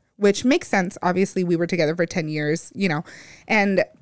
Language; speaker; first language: English; native; English